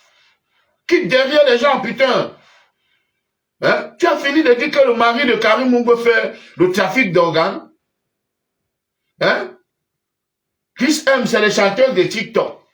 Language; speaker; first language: French; native; French